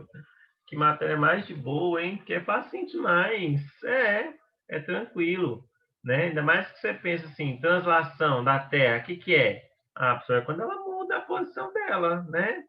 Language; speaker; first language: Portuguese; native; Portuguese